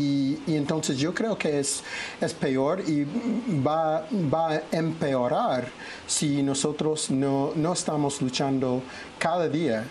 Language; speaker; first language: Spanish; non-native, fluent; English